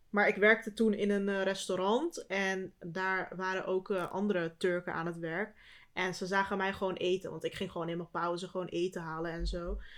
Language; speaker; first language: Dutch; early bilingual, other home language; Turkish